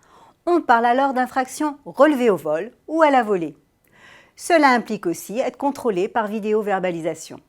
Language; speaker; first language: French; native; French